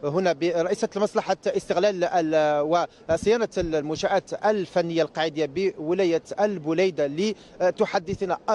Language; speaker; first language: Arabic; native; Arabic